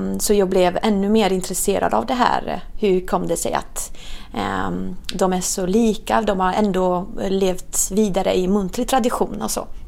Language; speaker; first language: Swedish; non-native, fluent; Italian